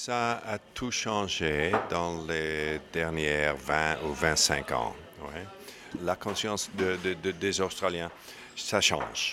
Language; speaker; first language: French; non-native, learner; English